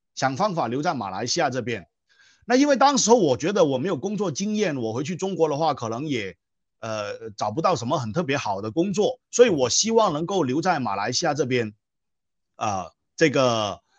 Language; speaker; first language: Chinese; non-native, local second language; Cantonese